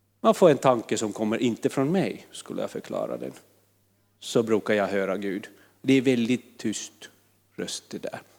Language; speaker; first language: Swedish; non-native, fluent; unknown